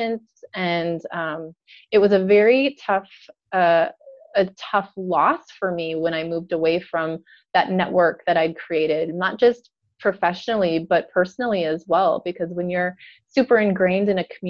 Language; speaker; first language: English; native; English